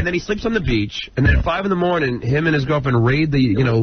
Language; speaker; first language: English; native; English